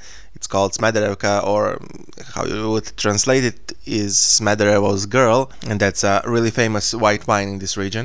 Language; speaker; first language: English; non-native, fluent; Serbian